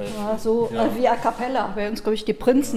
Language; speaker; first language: German; native; German